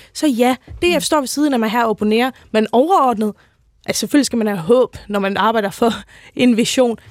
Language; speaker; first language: Danish; native; Danish